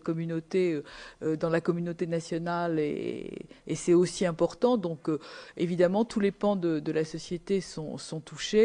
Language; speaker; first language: French; native; French